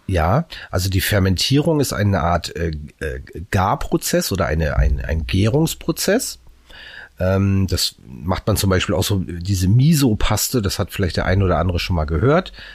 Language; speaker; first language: German; native; German